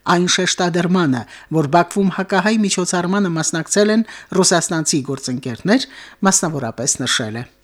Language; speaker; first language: Armenian; native; Armenian